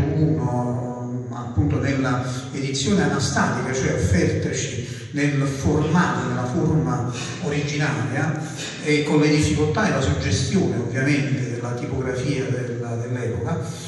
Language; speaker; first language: Italian; native; Italian